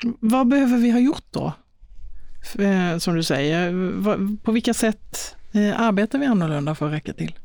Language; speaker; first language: Swedish; native; Swedish